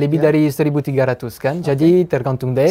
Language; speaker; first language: Indonesian; non-native, fluent; French